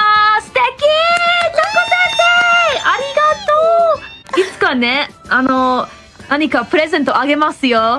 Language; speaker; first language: Japanese; non-native, learner; English